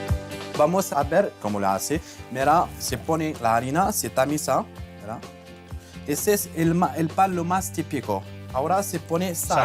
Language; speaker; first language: Spanish; non-native, fluent; Berber languages